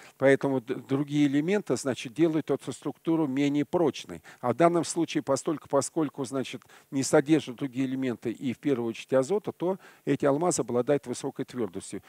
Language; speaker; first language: Russian; native; Russian